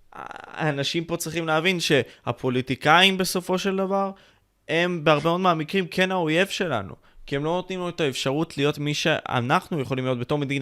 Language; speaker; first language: Hebrew; native; Hebrew